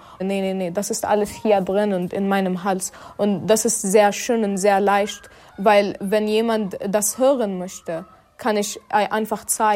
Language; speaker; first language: German; non-native, fluent; Arabic